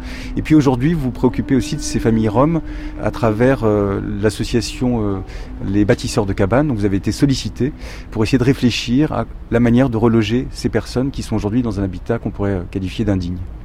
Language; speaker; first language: French; native; French